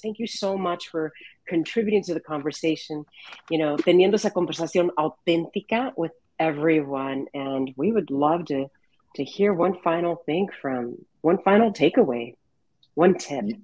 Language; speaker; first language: English; early bilingual, other home language; Spanish